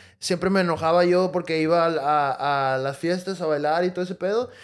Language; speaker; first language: Spanish; early bilingual, heritage; Spanish